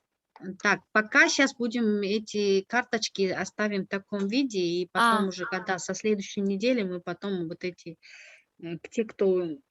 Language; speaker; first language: Russian; non-native, local second language; Kyrgyz